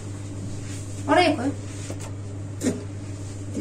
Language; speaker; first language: Turkish; non-native, learner; Arabic